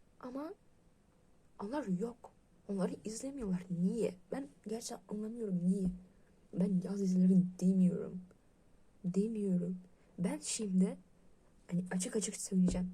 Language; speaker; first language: Turkish; non-native, learner; Russian